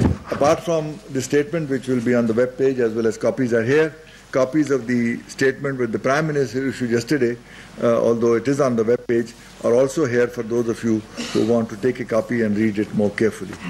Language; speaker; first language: English; non-native, local second language; Urdu